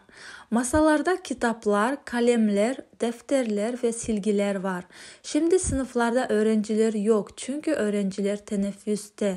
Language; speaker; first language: Turkish; non-native, fluent; Kazakh